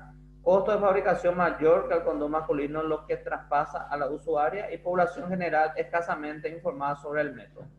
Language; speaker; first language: Spanish; non-native, fluent; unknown